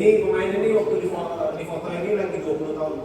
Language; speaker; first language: Indonesian; native; Indonesian